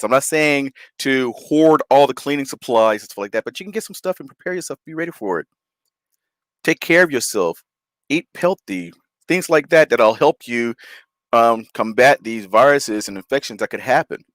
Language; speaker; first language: English; native; English